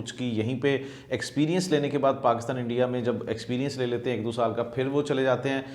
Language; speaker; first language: Urdu; non-native, local second language; Punjabi